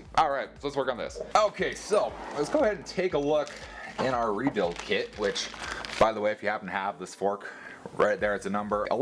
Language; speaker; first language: English; native; English